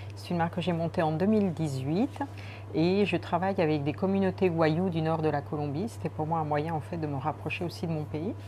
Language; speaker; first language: French; early bilingual, other home language; Spanish